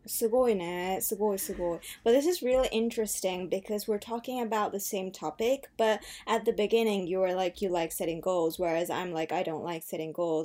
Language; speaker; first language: English; early bilingual, other home language; Japanese